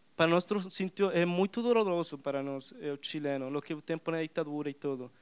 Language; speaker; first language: Portuguese; non-native, learner; Spanish